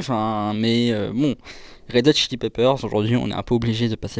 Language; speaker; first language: French; native; French